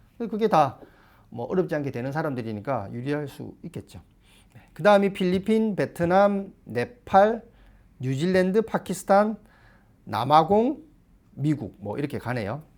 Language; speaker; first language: Korean; native; Korean